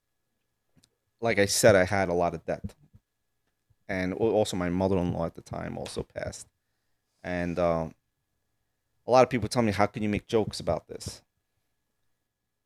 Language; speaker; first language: English; early bilingual, other home language; Italian